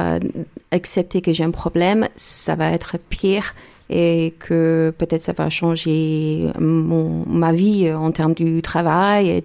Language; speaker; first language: French; non-native, learner; English